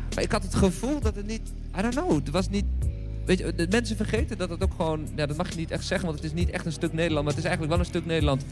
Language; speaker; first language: Dutch; native; Dutch